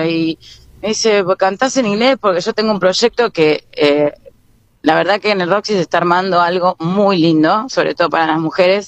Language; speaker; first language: Spanish; native; Spanish